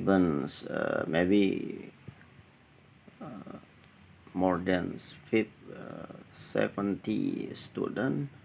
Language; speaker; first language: English; non-native, learner; Indonesian